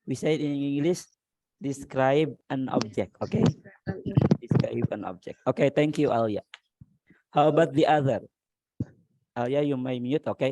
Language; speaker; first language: English; non-native, learner; Indonesian